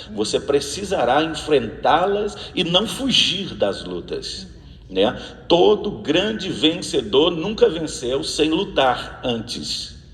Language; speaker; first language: Portuguese; native; Portuguese